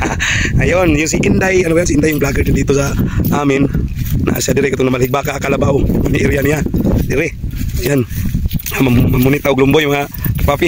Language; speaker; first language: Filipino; non-native, local second language; Cebuano